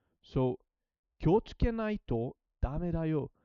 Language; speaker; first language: Japanese; non-native, learner; English